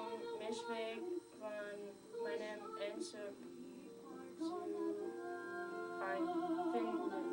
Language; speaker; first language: German; non-native, learner; English